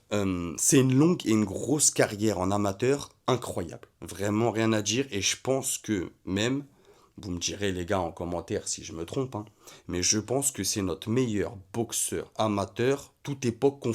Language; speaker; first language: French; native; French